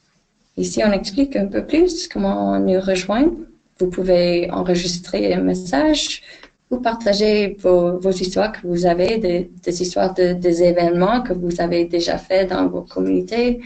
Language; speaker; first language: French; non-native, fluent; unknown